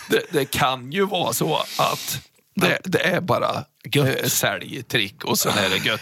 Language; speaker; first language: Swedish; native; Swedish